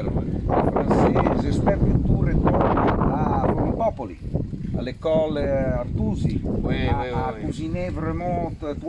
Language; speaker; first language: French; non-native, learner; Italian